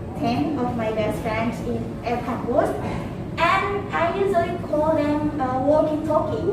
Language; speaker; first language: English; non-native, learner; Indonesian